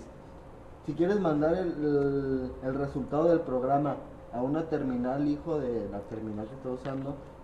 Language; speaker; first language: Spanish; native; Spanish